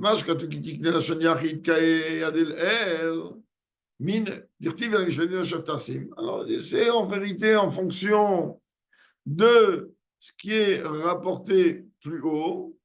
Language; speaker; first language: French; native; French